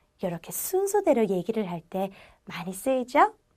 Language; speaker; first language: Korean; native; Korean